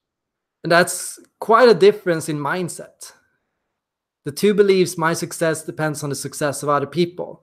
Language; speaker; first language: English; non-native, fluent; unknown